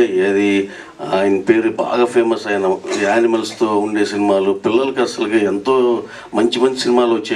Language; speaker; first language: Telugu; native; Telugu